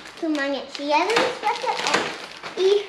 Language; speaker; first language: Polish; early bilingual, heritage; Polish